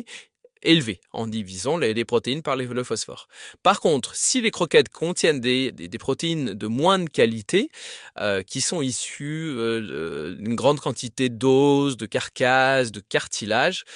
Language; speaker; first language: French; native; French